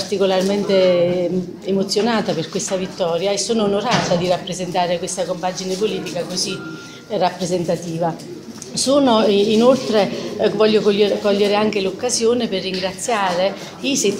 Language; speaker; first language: Italian; native; Italian